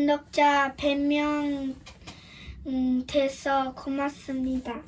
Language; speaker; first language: Korean; early bilingual, heritage; Japanese